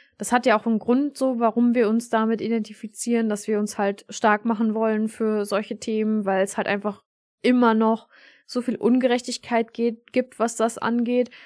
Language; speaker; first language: German; early bilingual, other home language; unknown